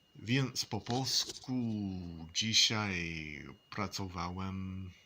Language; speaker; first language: Polish; non-native, learner; English